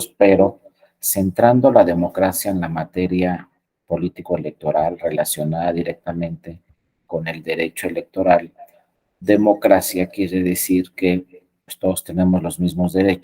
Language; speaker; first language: Spanish; native; Spanish